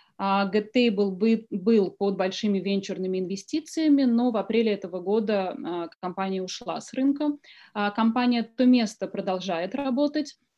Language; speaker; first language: Russian; native; Russian